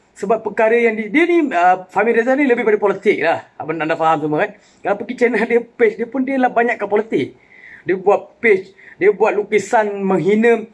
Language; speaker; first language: Malay; non-native, local second language; Tamil